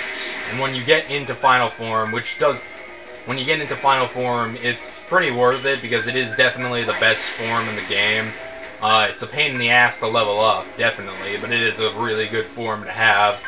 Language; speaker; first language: English; native; English